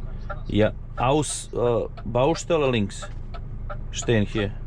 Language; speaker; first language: German; non-native, learner; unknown